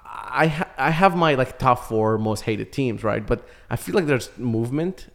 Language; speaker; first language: English; early bilingual, other home language; Arabic